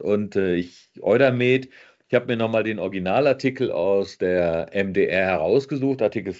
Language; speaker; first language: German; native; German